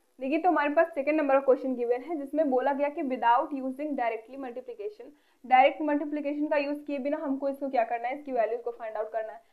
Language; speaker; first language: Hindi; native; Hindi